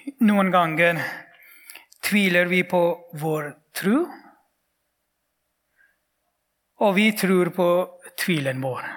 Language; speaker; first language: Norwegian; non-native, fluent; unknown